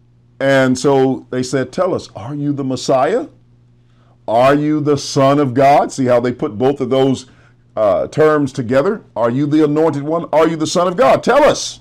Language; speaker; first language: English; native; English